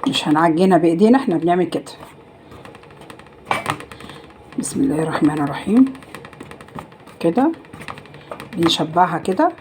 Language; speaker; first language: Arabic; native; Arabic